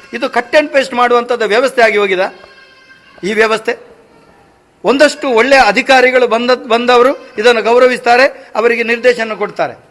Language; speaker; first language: Kannada; non-native, local second language; Tulu